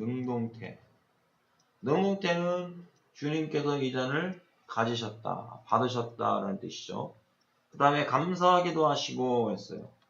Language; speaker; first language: Korean; native; Korean